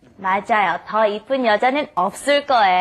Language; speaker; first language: Korean; non-native, fluent; English